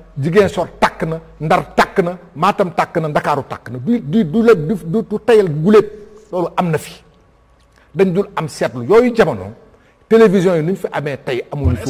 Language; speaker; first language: Wolof; non-native, local second language; Fula